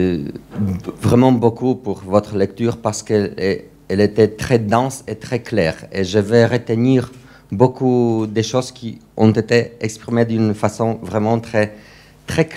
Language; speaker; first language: French; non-native, fluent; Polish